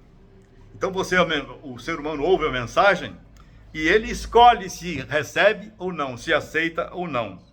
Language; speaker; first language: Portuguese; native; Portuguese